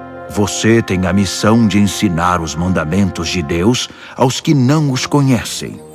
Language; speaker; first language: Portuguese; native; Portuguese